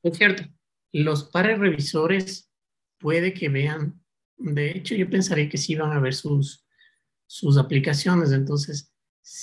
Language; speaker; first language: Spanish; native; Spanish